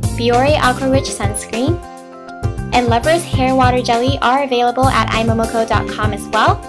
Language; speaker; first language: English; early bilingual, other home language; Japanese